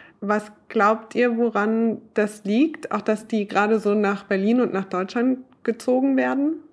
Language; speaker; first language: German; native; German